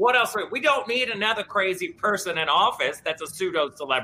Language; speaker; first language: English; native; English